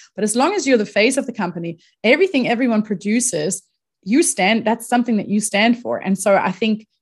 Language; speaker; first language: English; non-native, fluent; German